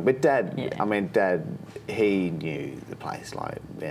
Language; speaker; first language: English; native; English